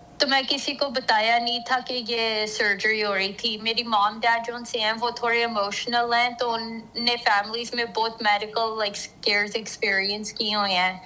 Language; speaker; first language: Urdu; early bilingual, heritage; Urdu